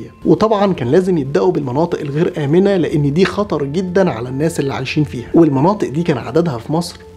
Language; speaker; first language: Arabic; native; Arabic